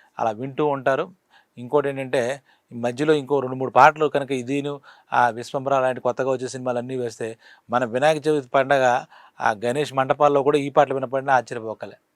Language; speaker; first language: Telugu; native; Telugu